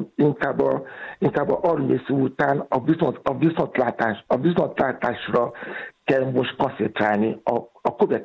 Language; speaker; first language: Hungarian; non-native, learner; Yoruba